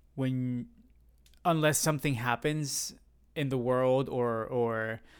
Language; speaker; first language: English; non-native, fluent; Spanish